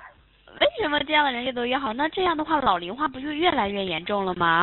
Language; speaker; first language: Chinese; native; Chinese